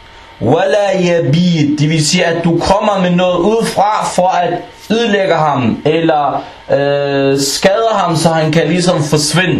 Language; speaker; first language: Danish; non-native, fluent; Arabic